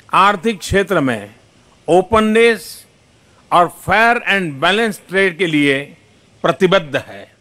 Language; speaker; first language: Hindi; non-native, local second language; Gujarati